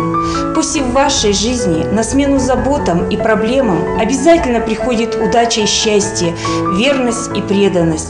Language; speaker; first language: Russian; native; Russian